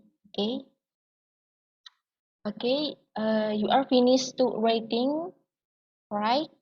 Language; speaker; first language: English; non-native, learner; Indonesian